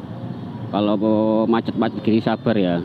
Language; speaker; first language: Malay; non-native, local second language; Javanese